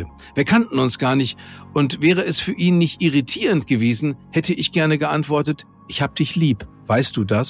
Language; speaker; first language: German; native; German